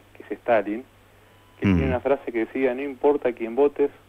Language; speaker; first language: Spanish; native; Spanish